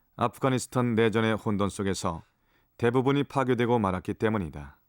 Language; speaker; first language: Korean; native; Korean